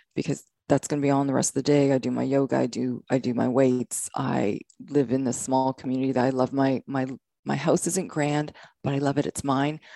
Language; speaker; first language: English; native; English